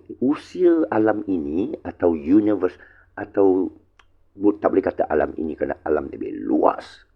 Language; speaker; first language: Malay; non-native, local second language; Chinese